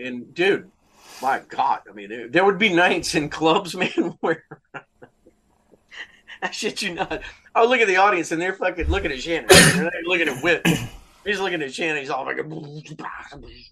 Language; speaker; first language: English; native; English